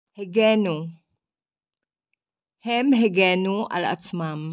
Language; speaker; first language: Hebrew; non-native, learner; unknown